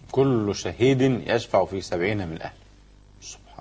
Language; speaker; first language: Arabic; native; Arabic